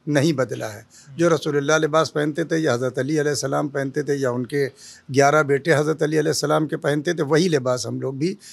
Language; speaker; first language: Hindi; native; Hindi